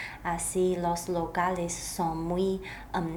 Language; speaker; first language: Spanish; non-native, learner; Chinese